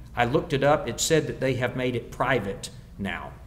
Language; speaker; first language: English; native; English